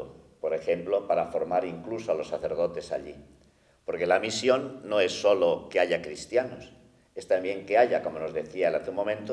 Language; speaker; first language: Spanish; native; Spanish